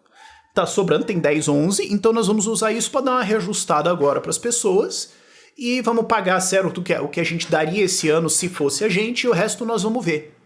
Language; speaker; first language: Portuguese; native; Portuguese